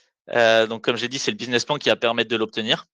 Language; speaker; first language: French; native; French